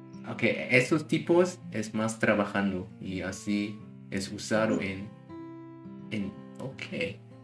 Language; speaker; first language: Spanish; non-native, learner; German